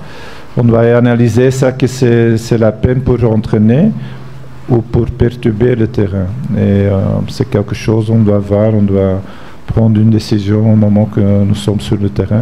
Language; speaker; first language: French; non-native, fluent; Dutch